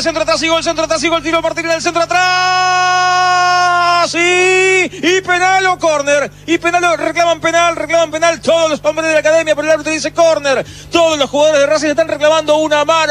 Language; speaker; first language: Spanish; native; Spanish